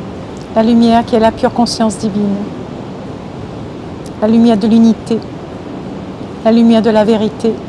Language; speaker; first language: French; native; French